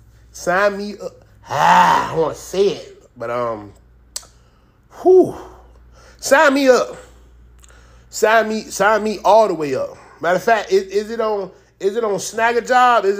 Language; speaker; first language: English; native; English